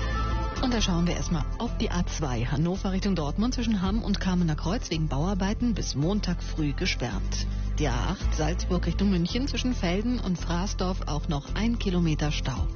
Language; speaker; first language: German; native; German